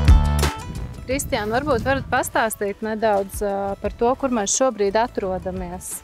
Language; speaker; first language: Latvian; native; Latvian